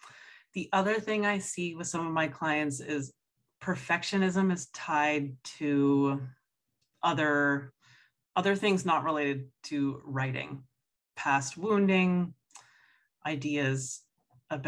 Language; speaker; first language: English; native; English